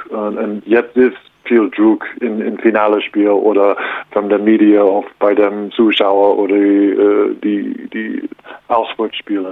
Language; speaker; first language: German; non-native, learner; English